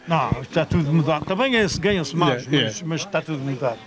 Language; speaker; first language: Portuguese; native; Portuguese